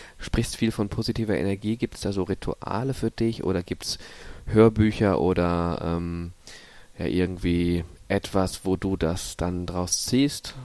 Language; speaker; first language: German; native; German